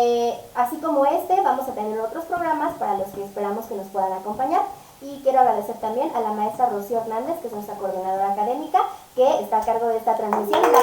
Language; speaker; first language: Spanish; native; Spanish